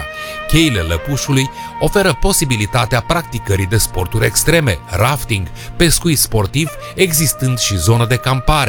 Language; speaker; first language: Romanian; native; Romanian